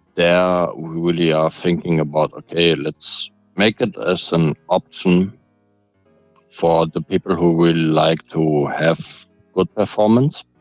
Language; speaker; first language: English; non-native, fluent; German